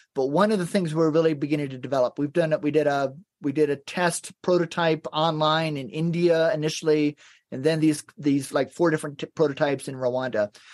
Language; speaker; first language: English; native; English